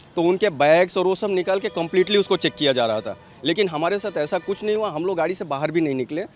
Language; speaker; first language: Hindi; native; Hindi